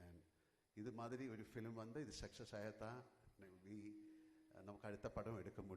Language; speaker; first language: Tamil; non-native, learner; Malayalam